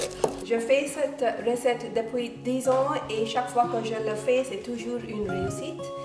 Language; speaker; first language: French; non-native, fluent; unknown